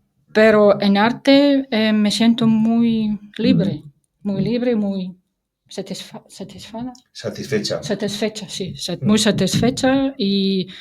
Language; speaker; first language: Spanish; non-native, fluent; Russian